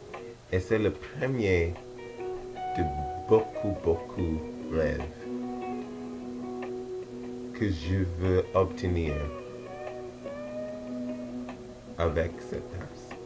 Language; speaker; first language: French; non-native, learner; English